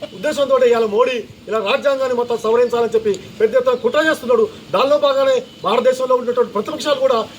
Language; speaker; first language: Telugu; non-native, local second language; Lambadi